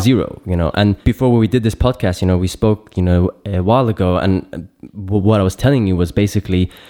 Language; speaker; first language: English; non-native, fluent; Greek